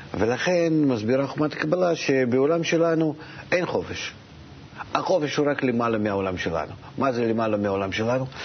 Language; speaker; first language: Hebrew; non-native, fluent; Russian